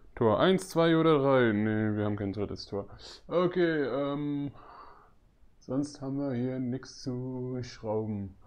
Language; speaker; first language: German; native; German